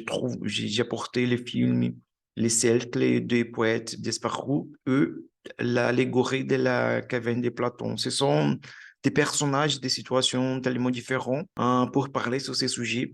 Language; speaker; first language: French; non-native, learner; Portuguese